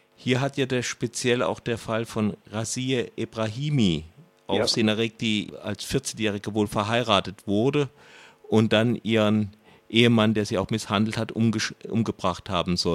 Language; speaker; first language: German; native; German